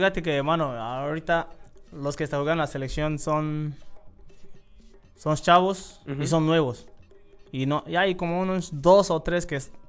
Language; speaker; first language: Spanish; non-native, learner; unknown